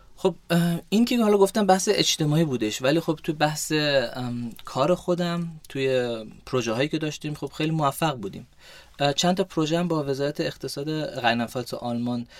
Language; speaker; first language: Persian; early bilingual, heritage; Persian